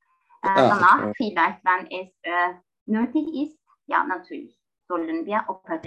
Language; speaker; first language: German; non-native, learner; Turkish